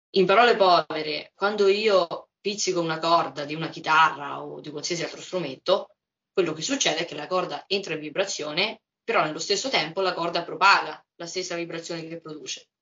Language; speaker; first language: Italian; native; Italian